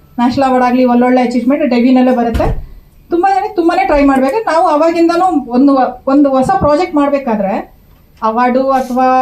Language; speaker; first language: Kannada; non-native, local second language; Kodava